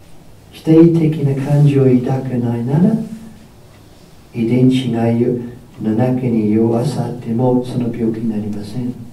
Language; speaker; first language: Japanese; non-native, fluent; English